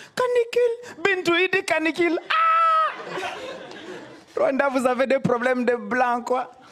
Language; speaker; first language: French; non-native, local second language; Kinyarwanda